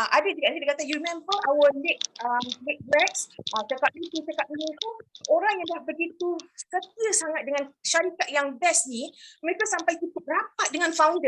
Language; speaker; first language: Malay; native; Malay